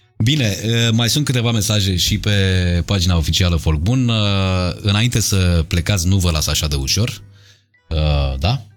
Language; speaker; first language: Romanian; native; Romanian